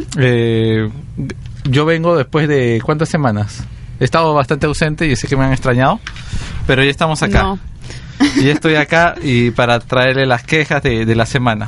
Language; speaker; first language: Spanish; native; Spanish